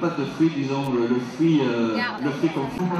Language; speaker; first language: French; native; French